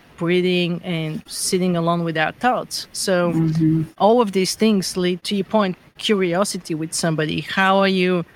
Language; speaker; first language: English; non-native, fluent; Bulgarian